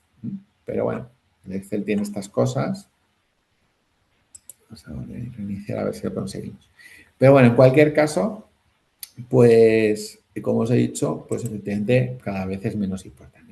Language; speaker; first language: Spanish; native; Spanish